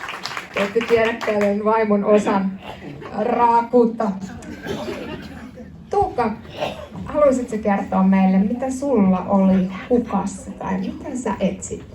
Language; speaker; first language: Finnish; native; Finnish